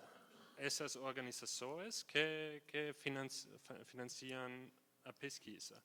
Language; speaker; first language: Portuguese; non-native, fluent; German